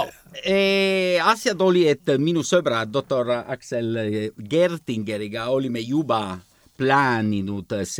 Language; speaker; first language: Estonian; non-native, learner; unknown